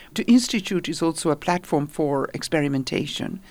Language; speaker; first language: English; non-native, fluent; Italian